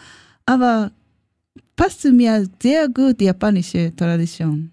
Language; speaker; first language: German; non-native, learner; Japanese